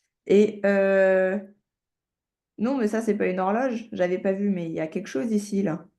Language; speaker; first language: French; native; French